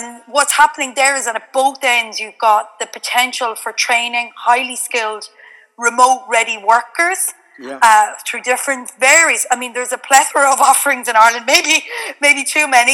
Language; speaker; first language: English; native; English